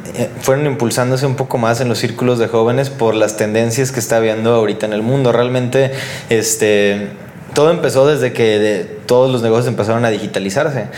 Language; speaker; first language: Spanish; native; Spanish